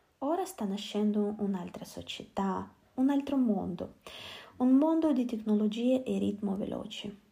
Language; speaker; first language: Italian; non-native, learner; Russian